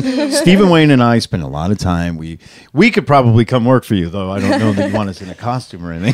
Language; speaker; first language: English; native; English